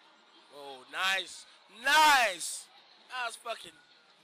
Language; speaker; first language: English; native; English